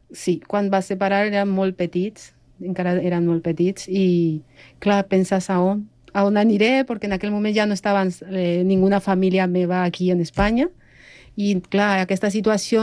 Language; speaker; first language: Catalan; non-native, fluent; Spanish